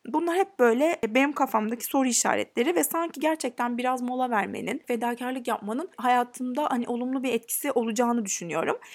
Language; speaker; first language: Turkish; native; Turkish